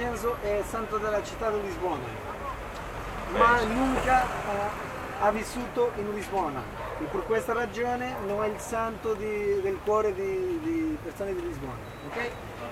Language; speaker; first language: Italian; non-native, learner; Portuguese